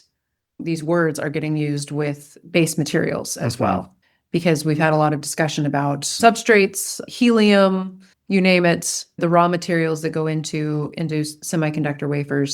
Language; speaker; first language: English; native; English